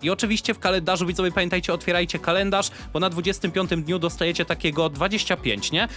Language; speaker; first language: Polish; native; Polish